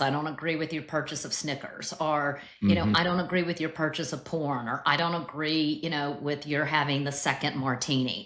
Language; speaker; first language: English; native; English